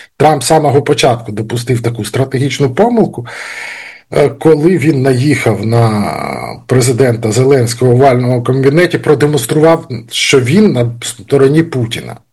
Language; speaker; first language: Ukrainian; native; Ukrainian